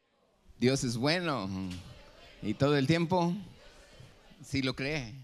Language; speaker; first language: Spanish; native; Spanish